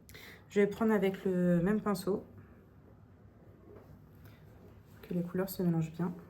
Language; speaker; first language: French; native; French